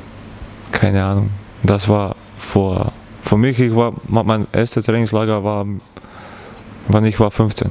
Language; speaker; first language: German; non-native, learner; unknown